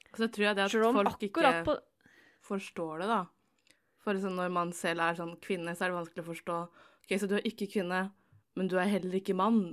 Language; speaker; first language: Norwegian; native; Norwegian